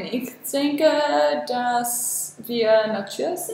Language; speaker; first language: German; non-native, learner; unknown